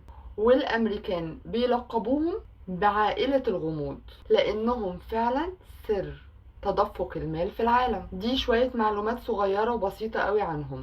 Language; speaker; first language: Arabic; native; Arabic